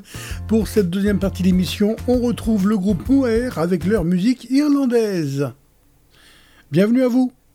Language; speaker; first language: French; native; French